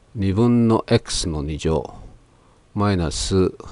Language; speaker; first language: Japanese; native; Japanese